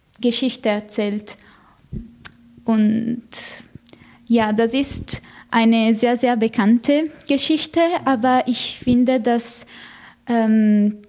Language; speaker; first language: German; non-native, fluent; Italian